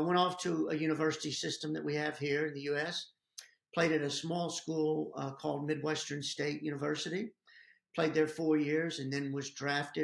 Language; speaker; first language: English; native; English